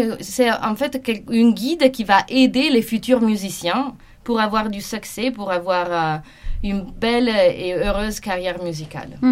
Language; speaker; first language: French; non-native, fluent; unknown